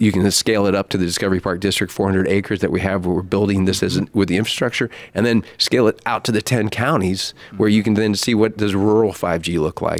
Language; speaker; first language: English; native; English